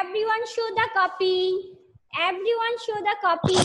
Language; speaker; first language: English; non-native, learner; Bangla